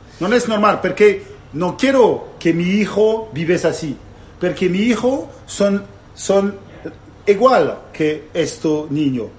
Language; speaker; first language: Spanish; non-native, learner; Italian